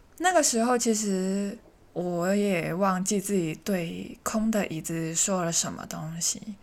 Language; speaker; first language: Chinese; non-native, local second language; Cantonese